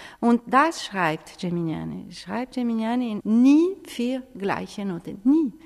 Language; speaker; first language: German; non-native, fluent; Italian